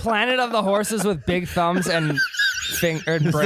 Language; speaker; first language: English; native; English